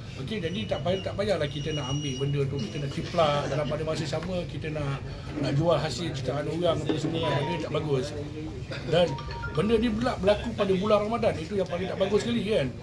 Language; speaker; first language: Malay; native; Malay